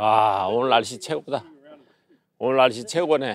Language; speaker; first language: Korean; native; Korean